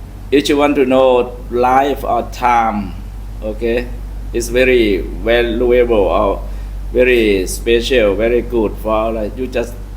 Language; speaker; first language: English; non-native, learner; Thai